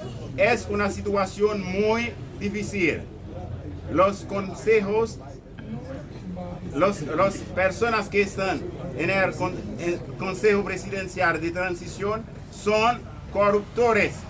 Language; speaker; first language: Spanish; non-native, fluent; Haitian Creole